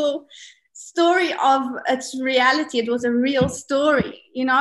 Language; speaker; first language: English; native; English